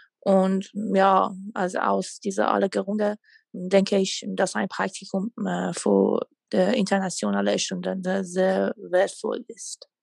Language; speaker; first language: German; non-native, fluent; Persian